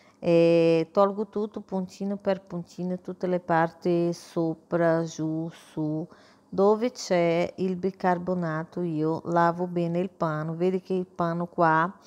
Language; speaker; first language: Italian; non-native, fluent; Portuguese